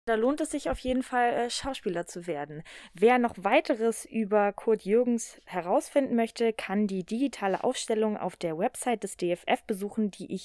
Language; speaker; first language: German; native; German